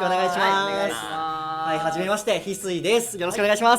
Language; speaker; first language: Japanese; native; Japanese